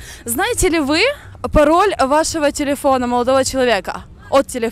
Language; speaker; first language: Russian; native; Russian